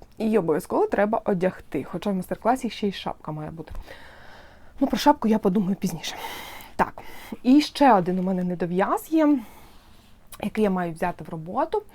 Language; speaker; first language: Ukrainian; non-native, local second language; Russian